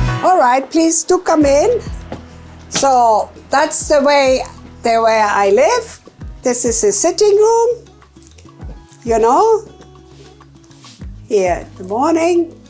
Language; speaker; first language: English; non-native, fluent; German